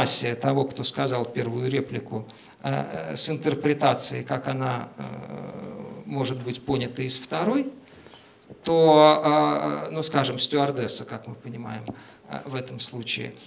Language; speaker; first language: Russian; native; Russian